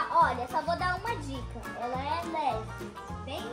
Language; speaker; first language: Portuguese; native; Portuguese